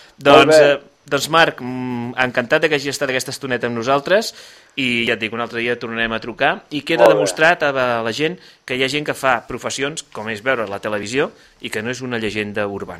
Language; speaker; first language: Catalan; native; Catalan